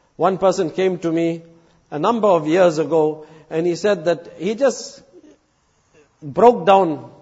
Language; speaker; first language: English; native; English